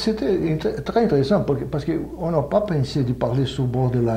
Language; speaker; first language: French; non-native, fluent; Portuguese